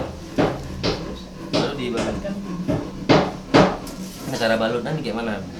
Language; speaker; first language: Indonesian; native; Indonesian